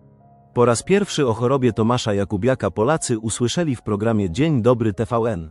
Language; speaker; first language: Polish; native; Polish